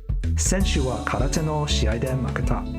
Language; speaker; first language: Japanese; non-native, learner; Cantonese